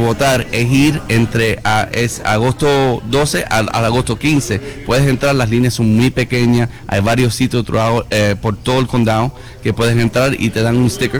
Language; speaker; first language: Spanish; early bilingual, heritage; Spanish